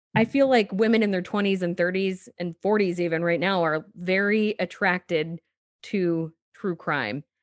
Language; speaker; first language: English; native; English